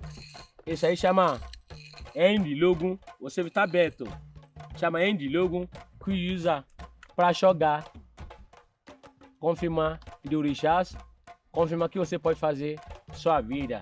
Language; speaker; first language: Portuguese; non-native, learner; Yoruba